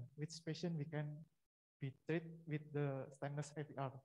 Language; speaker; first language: English; non-native, learner; Indonesian